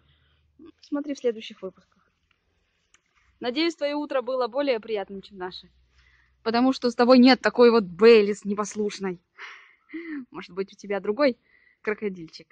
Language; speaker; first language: Russian; native; Russian